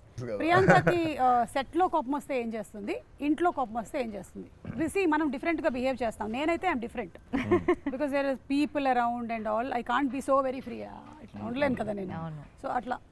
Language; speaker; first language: Telugu; native; Telugu